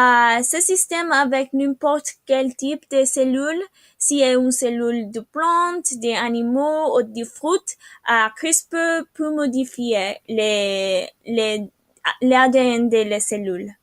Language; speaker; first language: French; non-native, learner; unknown